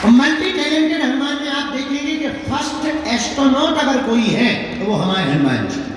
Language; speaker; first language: Hindi; native; Hindi